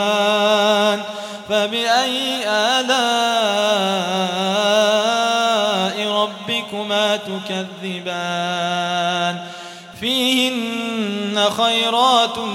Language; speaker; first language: Arabic; native; Arabic